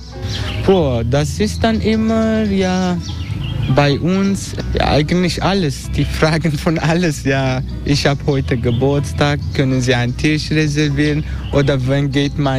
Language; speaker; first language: German; non-native, learner; Turkish